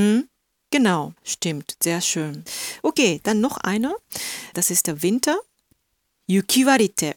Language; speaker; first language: German; non-native, fluent; Japanese